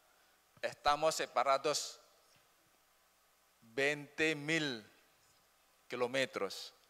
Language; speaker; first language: Spanish; non-native, learner; Indonesian